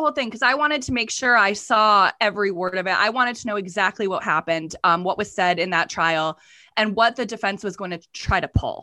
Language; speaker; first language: English; native; English